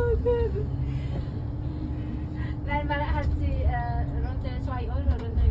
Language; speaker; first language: German; non-native, learner; Filipino